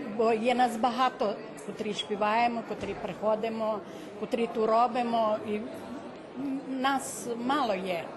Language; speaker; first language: Ukrainian; early bilingual, heritage; Ukrainian